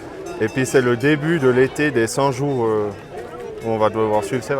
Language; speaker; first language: French; native; French